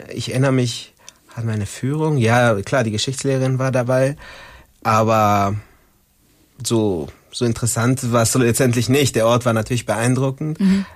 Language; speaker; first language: German; non-native, fluent; Spanish